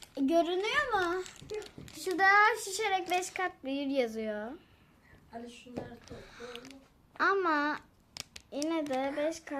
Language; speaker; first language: Turkish; native; Turkish